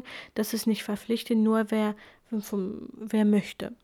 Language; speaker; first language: German; early bilingual, other home language; Kurdish